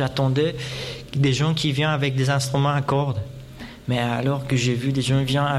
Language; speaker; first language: French; non-native, fluent; Persian